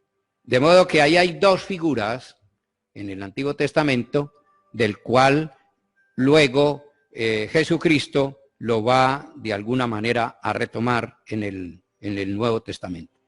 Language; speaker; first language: Spanish; native; Spanish